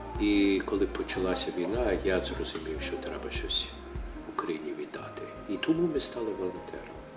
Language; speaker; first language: Ukrainian; early bilingual, heritage; Ukrainian